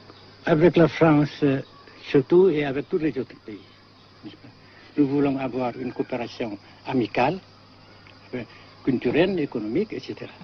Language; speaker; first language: French; non-native, fluent; Vietnamese